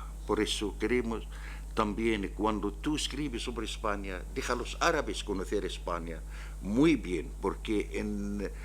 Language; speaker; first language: Spanish; non-native, learner; Arabic